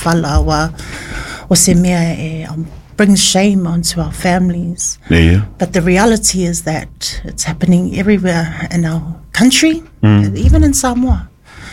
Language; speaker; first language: English; native; English